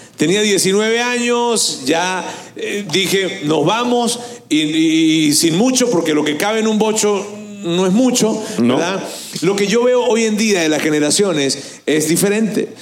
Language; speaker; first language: Spanish; native; Spanish